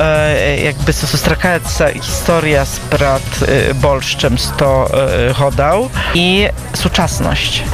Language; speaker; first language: Polish; non-native, local second language; Belarusian